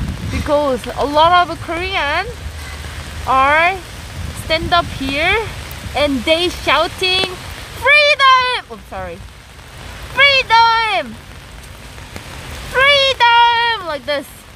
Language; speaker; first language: English; non-native, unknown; Korean